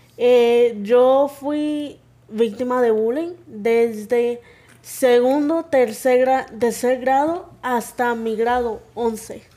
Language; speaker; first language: Spanish; native; Spanish